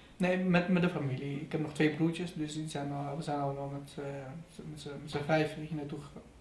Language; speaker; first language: Dutch; early bilingual, other home language; Persian